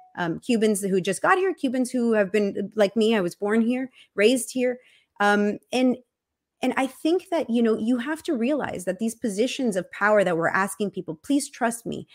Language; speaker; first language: English; early bilingual, other home language; Spanish